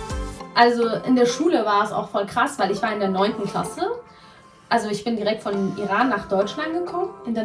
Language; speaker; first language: German; non-native, fluent; Persian